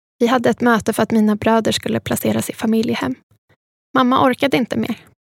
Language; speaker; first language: Swedish; early bilingual, other home language; Spanish